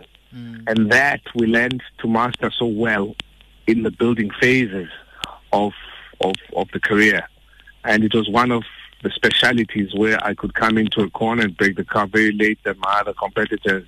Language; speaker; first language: English; non-native, local second language; Xhosa